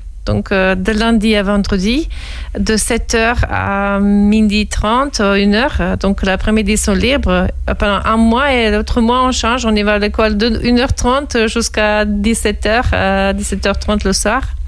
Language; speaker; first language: French; non-native, fluent; Serbian